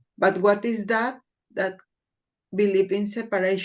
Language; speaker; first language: English; non-native, fluent; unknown